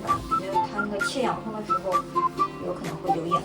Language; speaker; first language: Chinese; native; Chinese